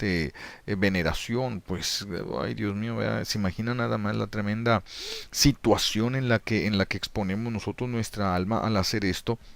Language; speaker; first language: Spanish; native; Spanish